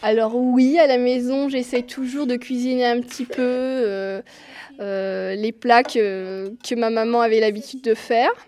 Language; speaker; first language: French; early bilingual, other home language; Portuguese